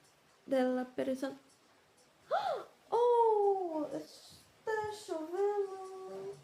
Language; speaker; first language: Spanish; non-native, learner; Portuguese